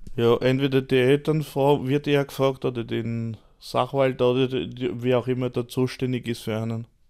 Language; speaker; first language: German; early bilingual, other home language; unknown